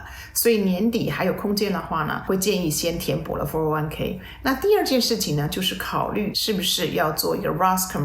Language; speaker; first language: Chinese; native; Chinese